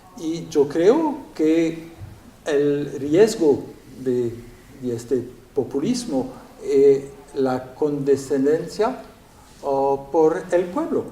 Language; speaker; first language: Spanish; non-native, learner; French